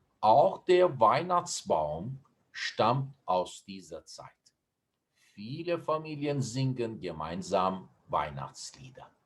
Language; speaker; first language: German; non-native, fluent; Turkish